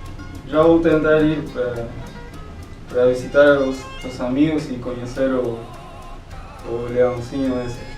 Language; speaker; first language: Portuguese; non-native, fluent; Spanish